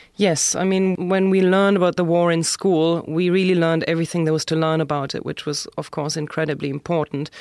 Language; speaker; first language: English; non-native, fluent; German